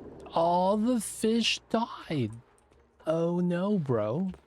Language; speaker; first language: English; native; English